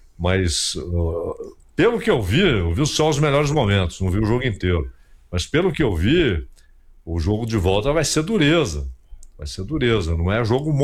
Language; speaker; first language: Portuguese; native; Portuguese